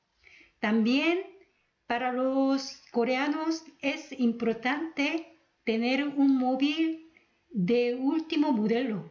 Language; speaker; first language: Spanish; non-native, fluent; Korean